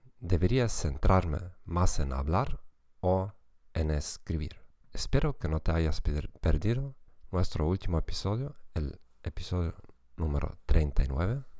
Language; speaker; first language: Spanish; non-native, fluent; German